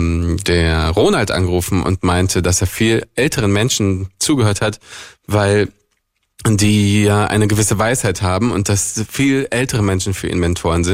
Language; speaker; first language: German; native; German